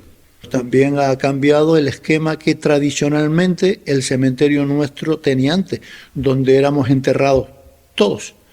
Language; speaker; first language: Spanish; native; Spanish